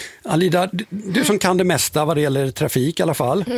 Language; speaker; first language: Swedish; native; Swedish